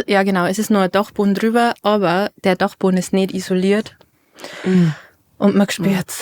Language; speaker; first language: German; native; German